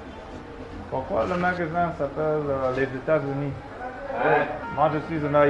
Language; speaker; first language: French; non-native, learner; English